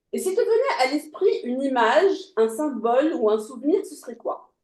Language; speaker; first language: French; native; French